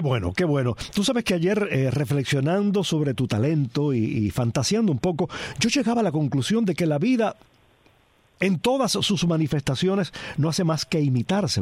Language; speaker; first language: Spanish; native; Spanish